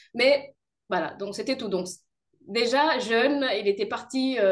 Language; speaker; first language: French; non-native, local second language; Kinyarwanda